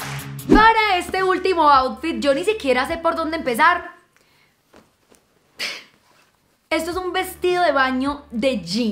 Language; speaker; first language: Spanish; native; Spanish